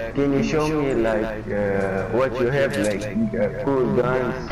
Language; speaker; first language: English; non-native, learner; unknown